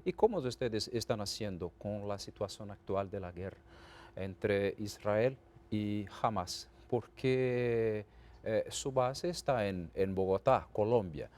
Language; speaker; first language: Spanish; non-native, fluent; Portuguese